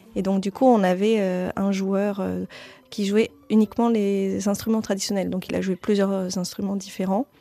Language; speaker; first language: French; native; French